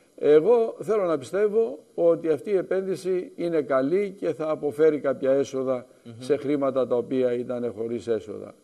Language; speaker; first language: Greek; native; Greek